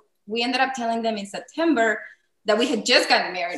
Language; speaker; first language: English; non-native, fluent; Spanish